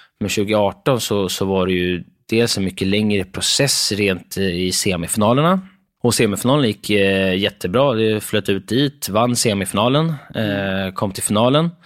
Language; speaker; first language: Swedish; native; Swedish